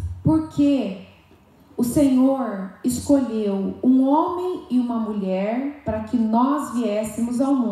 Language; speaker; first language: Portuguese; native; Portuguese